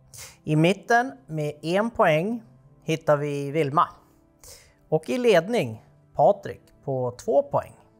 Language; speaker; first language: Swedish; native; Swedish